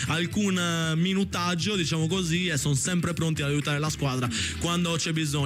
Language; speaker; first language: Italian; native; Italian